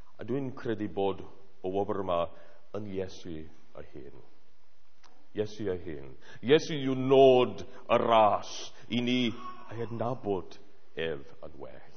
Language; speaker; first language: Welsh; non-native, fluent; English